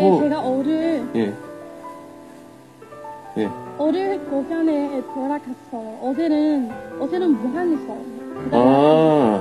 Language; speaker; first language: Korean; non-native, learner; Chinese